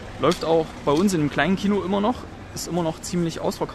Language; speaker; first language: German; native; German